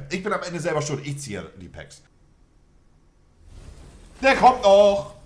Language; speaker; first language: German; native; German